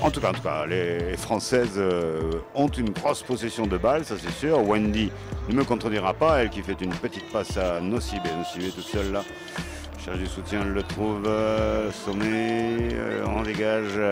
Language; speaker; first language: French; native; French